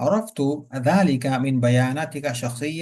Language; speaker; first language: Arabic; non-native, fluent; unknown